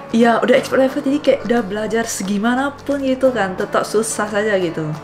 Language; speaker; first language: Indonesian; native; Indonesian